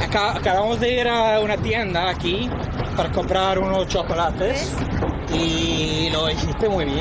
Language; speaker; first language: Spanish; non-native, fluent; English